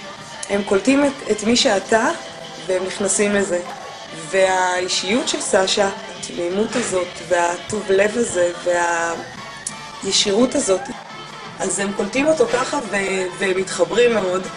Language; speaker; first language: Hebrew; native; Hebrew